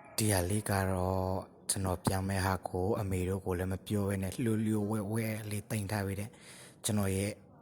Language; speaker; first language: Burmese; native; Burmese